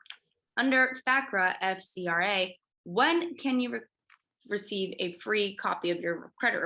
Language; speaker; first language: English; native; English